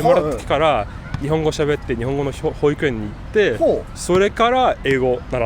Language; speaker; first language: Japanese; early bilingual, other home language; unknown